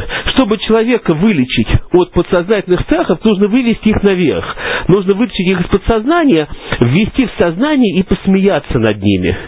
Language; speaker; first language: Russian; native; Russian